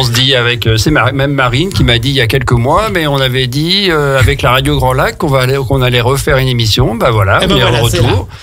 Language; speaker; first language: French; native; French